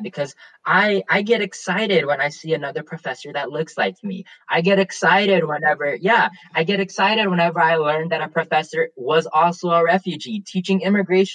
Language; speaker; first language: English; native; English